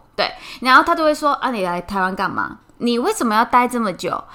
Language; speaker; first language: Chinese; non-native, fluent; Cantonese